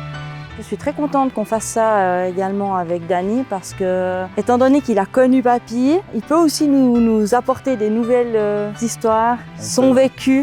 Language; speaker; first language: French; native; French